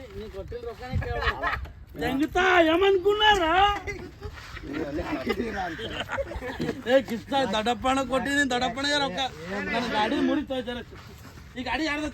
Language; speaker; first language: Kannada; native; Kannada